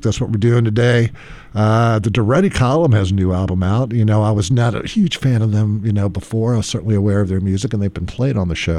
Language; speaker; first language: English; native; English